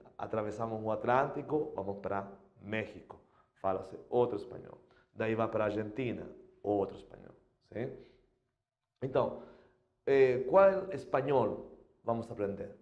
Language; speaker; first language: Portuguese; non-native, fluent; Spanish